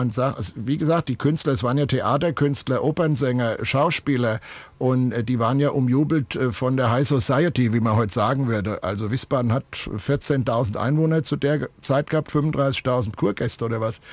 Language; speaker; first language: German; native; German